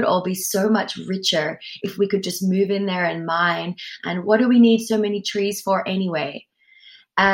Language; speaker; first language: English; native; English